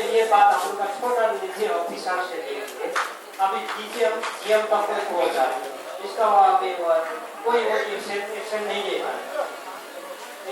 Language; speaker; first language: Hindi; non-native, local second language; Mizo